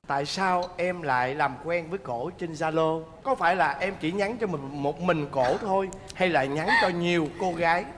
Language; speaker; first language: Vietnamese; native; Vietnamese